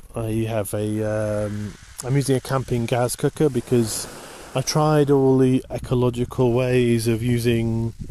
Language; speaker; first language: English; native; English